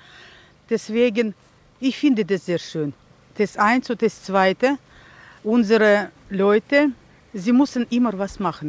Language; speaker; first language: German; early bilingual, heritage; German